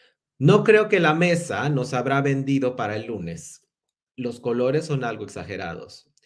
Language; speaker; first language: Spanish; non-native, fluent; English